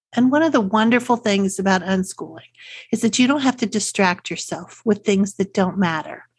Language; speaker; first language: English; native; English